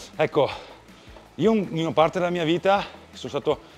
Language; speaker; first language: Italian; non-native, local second language; Venetian